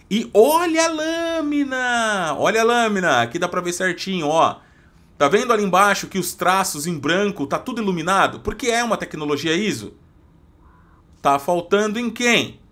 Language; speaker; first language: Portuguese; native; Portuguese